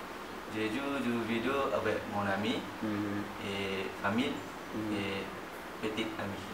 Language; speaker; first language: French; non-native, learner; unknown